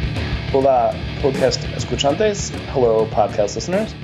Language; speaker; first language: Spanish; non-native, fluent; English